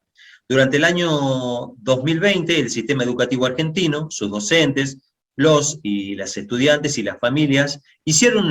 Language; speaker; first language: Spanish; native; Spanish